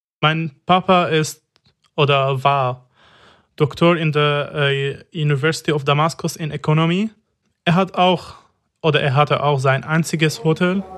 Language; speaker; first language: German; non-native, fluent; Arabic